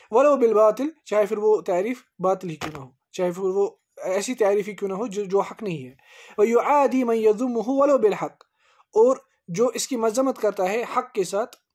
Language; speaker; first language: Urdu; native; Urdu